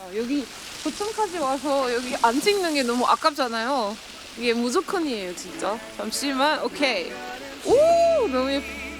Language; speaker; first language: Korean; non-native, fluent; French